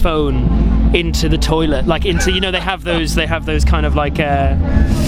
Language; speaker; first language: English; native; English